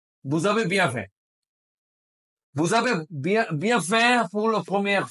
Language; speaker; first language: French; non-native, learner; Bangla